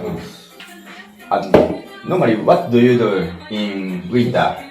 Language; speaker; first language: English; non-native, learner; Japanese